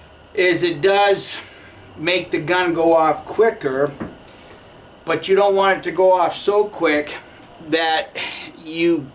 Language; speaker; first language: English; native; English